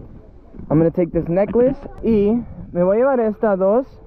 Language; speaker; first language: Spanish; non-native, learner; English